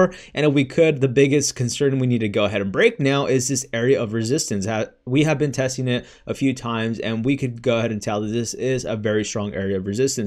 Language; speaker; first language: English; native; English